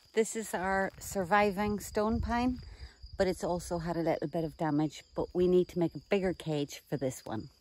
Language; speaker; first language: English; native; English